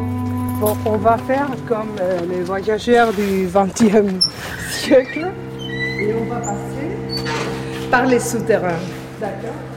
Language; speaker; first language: French; non-native, fluent; Spanish